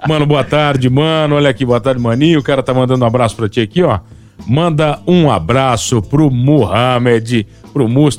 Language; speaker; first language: Portuguese; native; Portuguese